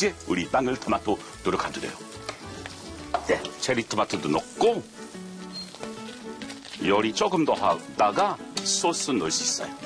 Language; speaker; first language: Korean; non-native, learner; English